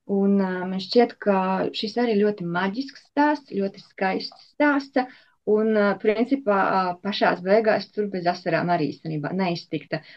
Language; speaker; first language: Latvian; native; Latvian